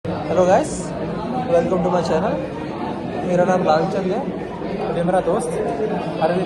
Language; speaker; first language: Hindi; non-native, local second language; Telugu